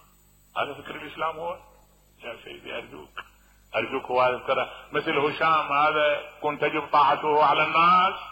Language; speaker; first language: Arabic; native; Arabic